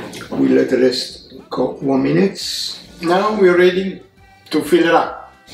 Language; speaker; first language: English; non-native, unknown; Italian